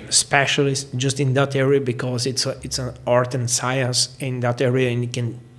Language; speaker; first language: English; non-native, fluent; Bulgarian